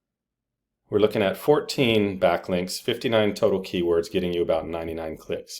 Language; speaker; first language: English; native; English